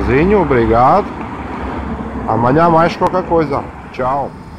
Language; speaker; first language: Portuguese; non-native, learner; Ukrainian